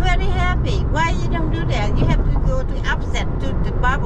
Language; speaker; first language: English; non-native, learner; Vietnamese